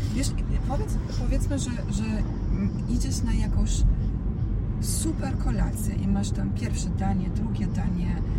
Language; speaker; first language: Polish; non-native, fluent; Croatian